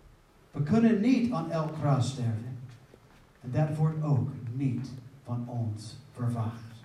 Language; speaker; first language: Dutch; non-native, fluent; English